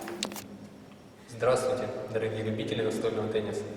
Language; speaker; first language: Russian; native; Russian